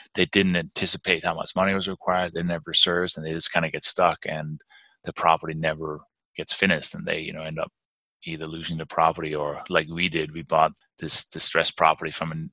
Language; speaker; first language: English; non-native, fluent; Danish